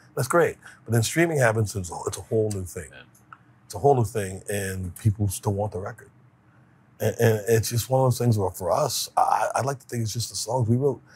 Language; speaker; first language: English; native; English